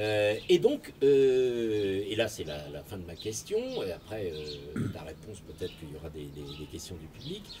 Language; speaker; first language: French; native; French